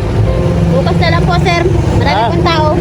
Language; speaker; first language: Filipino; native; Filipino